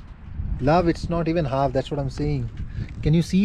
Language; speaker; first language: English; non-native, fluent; Hindi